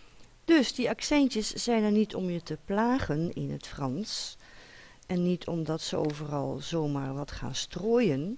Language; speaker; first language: Dutch; native; Dutch